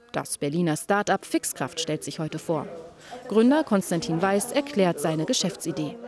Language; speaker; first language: German; native; German